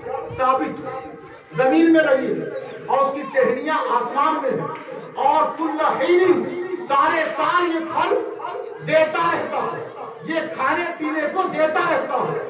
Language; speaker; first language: Urdu; native; Urdu